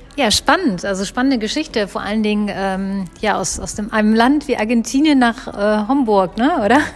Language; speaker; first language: German; native; German